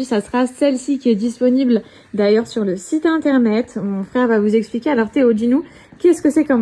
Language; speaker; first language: French; native; French